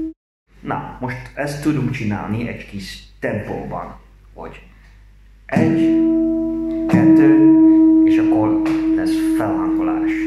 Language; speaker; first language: Hungarian; non-native, learner; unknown